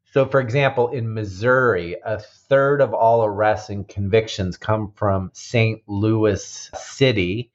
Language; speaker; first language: English; native; English